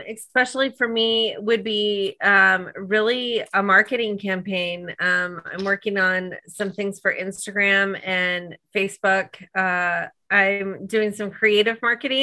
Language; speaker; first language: English; native; English